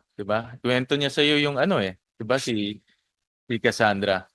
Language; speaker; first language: Filipino; native; Filipino